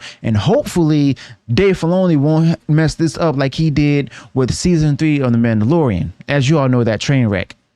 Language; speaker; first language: English; native; English